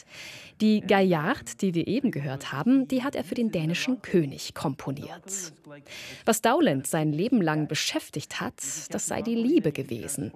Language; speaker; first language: German; native; German